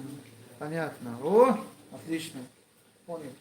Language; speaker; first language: Russian; non-native, learner; Tajik